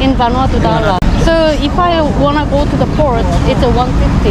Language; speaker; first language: English; non-native, fluent; Korean